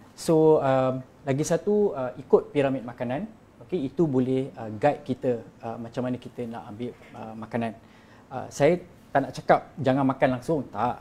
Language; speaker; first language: Malay; native; Malay